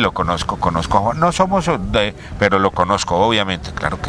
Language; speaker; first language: Spanish; native; Spanish